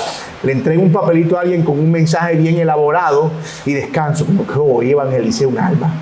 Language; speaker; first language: Spanish; native; Spanish